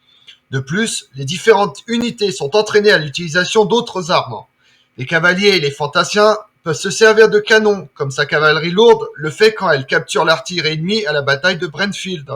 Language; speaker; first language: French; native; French